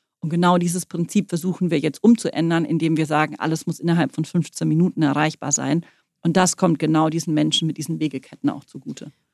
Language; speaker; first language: German; native; German